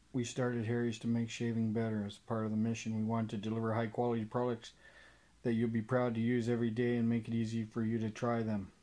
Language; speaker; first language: English; native; English